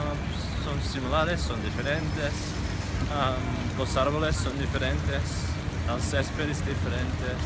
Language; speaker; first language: Spanish; non-native, fluent; English